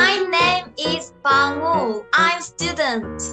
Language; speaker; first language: English; non-native, learner; Korean